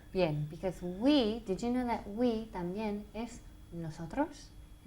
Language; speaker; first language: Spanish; non-native, fluent; English